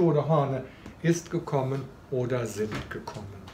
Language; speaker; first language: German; non-native, fluent; Chinese